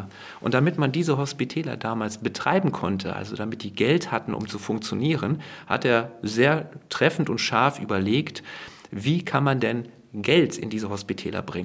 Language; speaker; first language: German; native; German